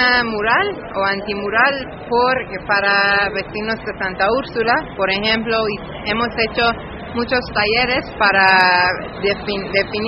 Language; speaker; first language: Spanish; non-native, learner; Persian